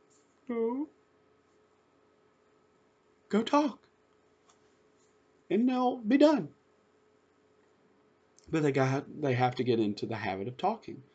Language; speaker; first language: English; native; English